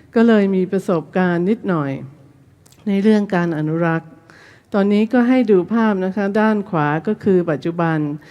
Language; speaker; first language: Thai; non-native, fluent; English